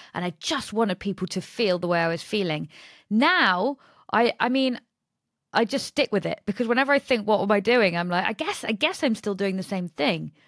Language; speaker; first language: English; native; English